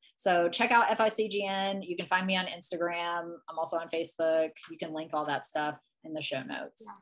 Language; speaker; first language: English; native; English